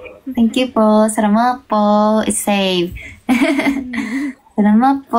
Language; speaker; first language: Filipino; non-native, learner; Japanese